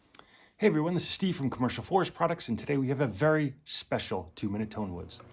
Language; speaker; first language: English; native; English